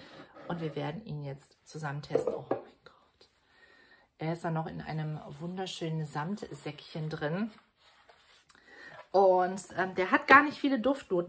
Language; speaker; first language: German; native; German